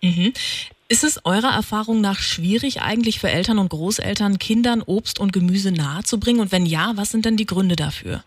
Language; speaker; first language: German; native; German